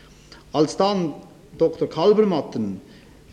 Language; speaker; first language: German; native; German